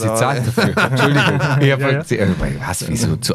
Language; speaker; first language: German; native; German